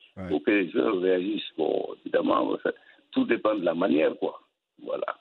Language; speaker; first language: French; non-native, local second language; Bambara